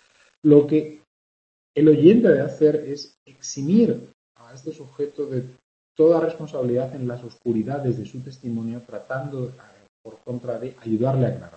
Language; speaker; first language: Spanish; native; Spanish